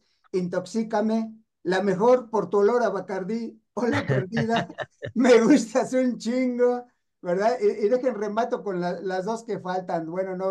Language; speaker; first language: Spanish; native; Spanish